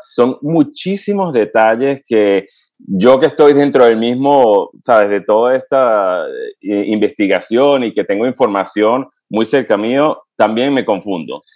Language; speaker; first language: Spanish; native; Spanish